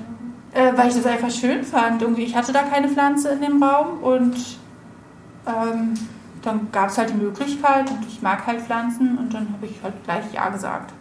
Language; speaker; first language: German; native; German